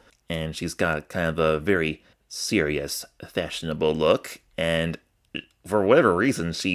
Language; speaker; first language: English; native; English